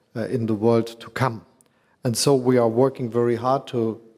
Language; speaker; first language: English; non-native, fluent; German